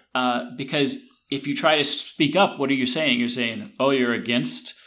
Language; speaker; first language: English; native; English